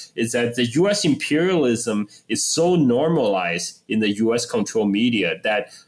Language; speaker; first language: English; non-native, fluent; Chinese